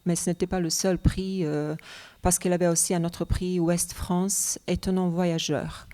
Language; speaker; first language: French; non-native, fluent; Bosnian